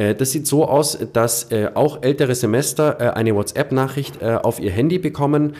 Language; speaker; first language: German; native; German